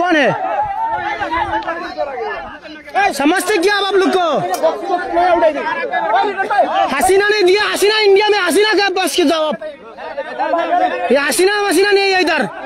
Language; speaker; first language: Hindi; non-native, learner; Bangla